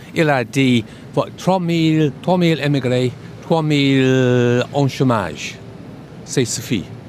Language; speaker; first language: French; non-native, fluent; English